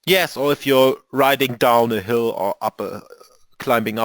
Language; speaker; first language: English; non-native, fluent; German